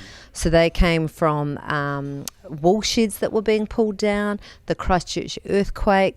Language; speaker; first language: English; native; English